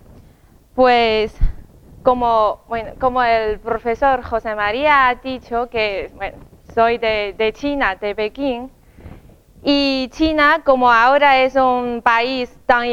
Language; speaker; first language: Spanish; non-native, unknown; Chinese